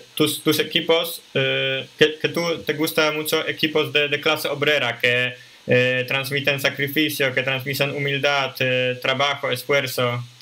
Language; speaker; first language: Spanish; non-native, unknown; Polish